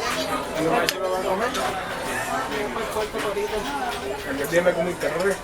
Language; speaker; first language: Spanish; early bilingual, heritage; English